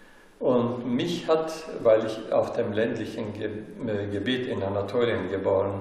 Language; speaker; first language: German; non-native, fluent; Turkish